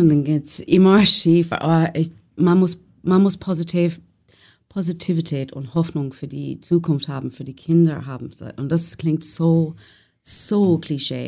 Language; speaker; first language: German; non-native, learner; English